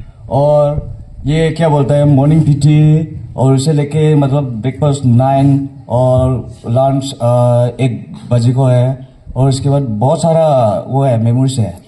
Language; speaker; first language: Hindi; non-native, local second language; Garo